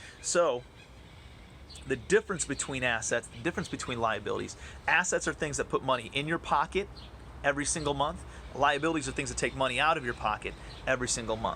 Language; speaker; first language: English; native; English